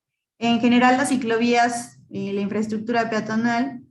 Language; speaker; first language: Spanish; native; Spanish